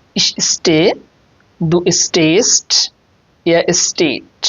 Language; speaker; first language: German; non-native, fluent; Bangla